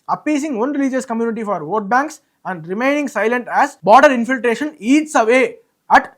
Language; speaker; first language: English; non-native, local second language; Tamil